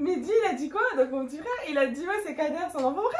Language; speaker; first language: French; native; French